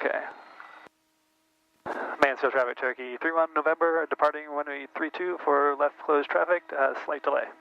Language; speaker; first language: English; native; English